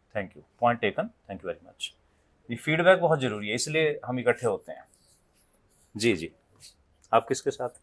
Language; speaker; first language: Hindi; native; Hindi